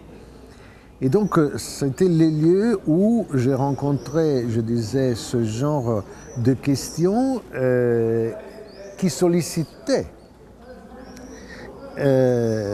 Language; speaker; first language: French; non-native, fluent; Italian